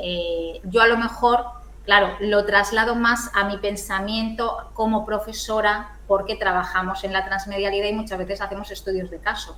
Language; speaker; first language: Spanish; native; Spanish